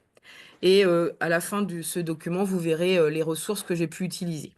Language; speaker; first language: French; native; French